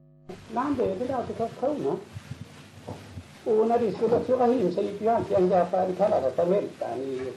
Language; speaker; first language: Swedish; native; Swedish